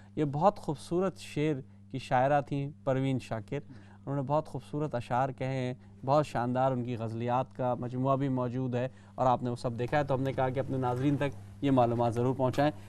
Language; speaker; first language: Urdu; native; Urdu